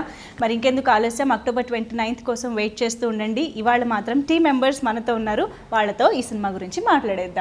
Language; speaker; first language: Telugu; native; Telugu